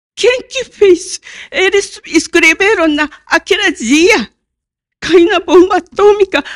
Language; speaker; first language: Portuguese; non-native, learner; Japanese